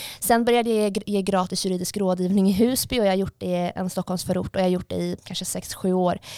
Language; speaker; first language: Swedish; early bilingual, other home language; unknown